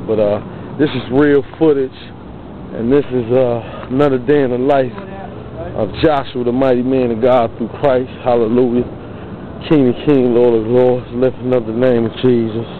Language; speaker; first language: English; native; English